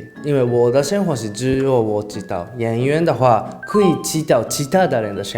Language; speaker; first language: Chinese; non-native, learner; Japanese